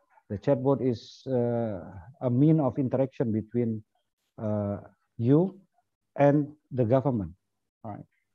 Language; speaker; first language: English; non-native, fluent; Indonesian